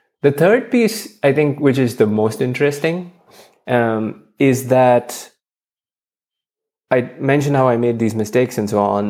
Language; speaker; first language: English; non-native, local second language; Hindi